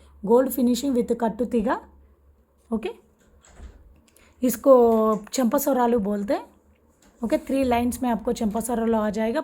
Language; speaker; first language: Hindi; non-native, local second language; Telugu